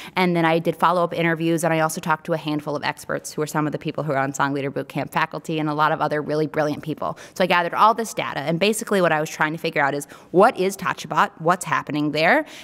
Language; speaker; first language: English; native; English